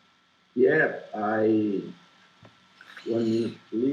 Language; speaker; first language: English; non-native, learner; Portuguese